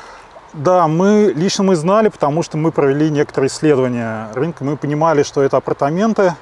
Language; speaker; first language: Russian; native; Russian